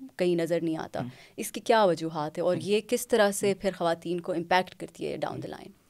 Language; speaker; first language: Urdu; non-native, local second language; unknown